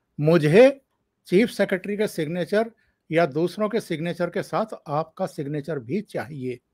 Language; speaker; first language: Hindi; native; Hindi